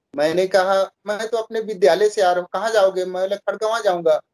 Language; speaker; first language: Hindi; native; Hindi